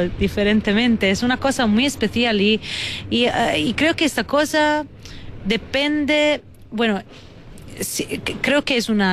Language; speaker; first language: Spanish; non-native, fluent; Italian